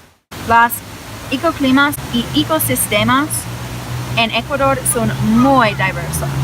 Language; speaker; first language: Spanish; non-native, learner; English